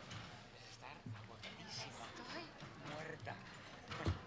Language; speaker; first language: Spanish; native; Spanish